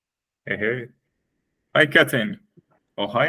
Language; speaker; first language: Danish; non-native, learner; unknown